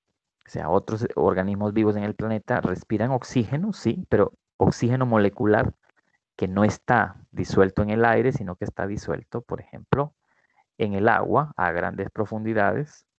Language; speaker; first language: Spanish; native; Spanish